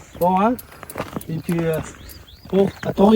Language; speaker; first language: French; native; French